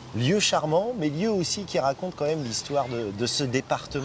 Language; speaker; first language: French; native; French